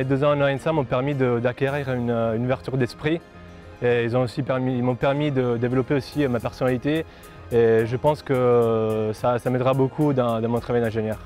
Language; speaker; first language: French; non-native, fluent; Italian